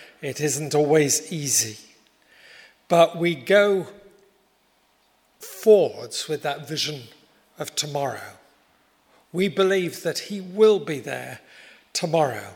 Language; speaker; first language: English; native; English